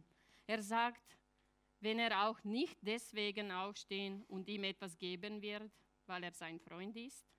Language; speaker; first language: German; non-native, fluent; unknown